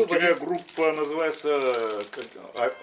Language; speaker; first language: Russian; non-native, local second language; Yakut